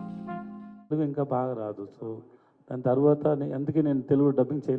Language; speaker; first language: Telugu; non-native, learner; Tamil